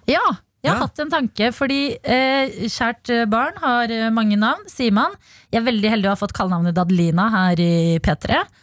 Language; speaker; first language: Norwegian; native; Norwegian